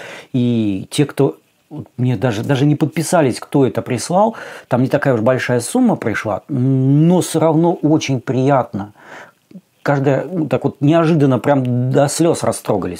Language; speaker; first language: Russian; native; Russian